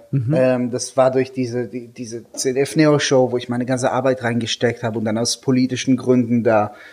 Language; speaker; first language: German; non-native, fluent; Hebrew